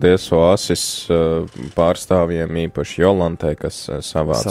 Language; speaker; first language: Latvian; native; Latvian